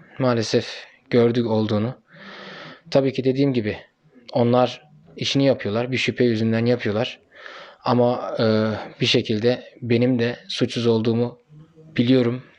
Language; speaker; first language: Turkish; early bilingual, heritage; Turkish